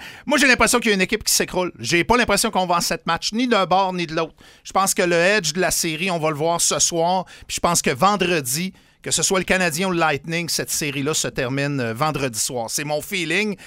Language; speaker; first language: French; native; French